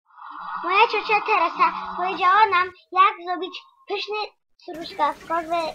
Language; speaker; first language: Polish; early bilingual, heritage; Polish